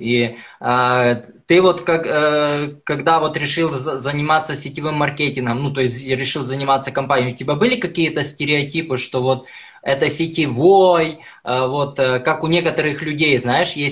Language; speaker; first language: Russian; native; Russian